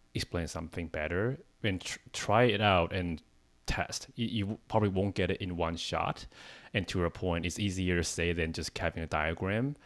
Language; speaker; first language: English; non-native, fluent; Chinese